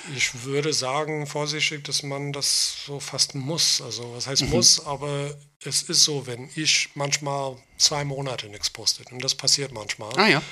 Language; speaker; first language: German; non-native, fluent; English